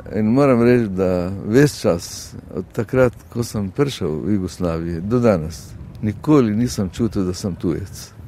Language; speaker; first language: Slovenian; non-native, fluent; Arabic